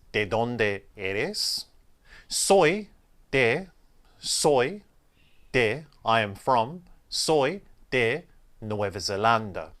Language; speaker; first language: Spanish; non-native, fluent; English